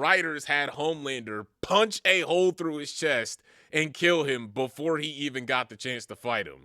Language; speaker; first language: English; native; English